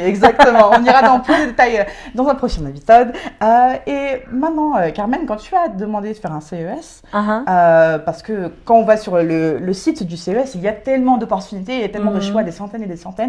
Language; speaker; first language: French; native; French